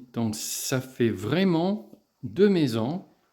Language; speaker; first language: French; non-native, fluent; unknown